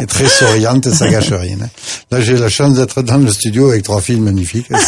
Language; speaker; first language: French; native; French